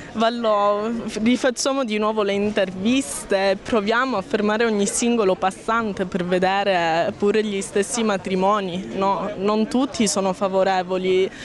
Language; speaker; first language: Italian; non-native, fluent; Ukrainian